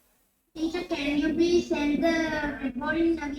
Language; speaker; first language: English; non-native, local second language; Sinhala